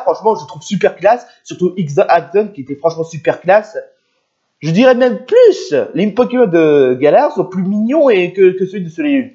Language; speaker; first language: French; native; French